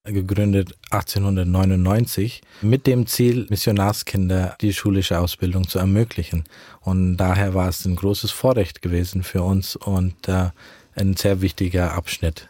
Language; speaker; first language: German; early bilingual, heritage; German